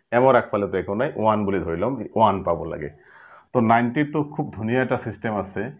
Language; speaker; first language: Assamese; non-native, local second language; Bangla